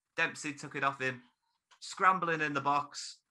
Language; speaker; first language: English; native; English